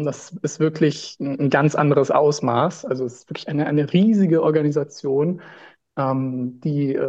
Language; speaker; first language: German; native; German